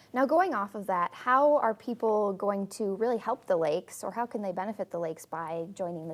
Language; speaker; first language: English; native; English